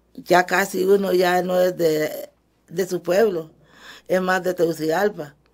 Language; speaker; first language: Spanish; early bilingual, other home language; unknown